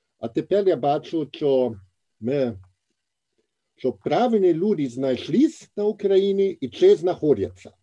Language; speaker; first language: Ukrainian; non-native, fluent; German